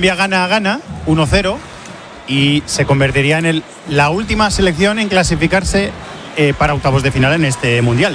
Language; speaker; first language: Spanish; native; Spanish